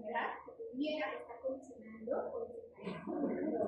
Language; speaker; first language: Spanish; native; Spanish